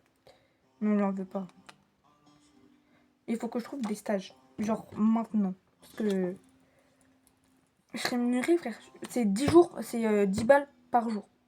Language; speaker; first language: French; native; French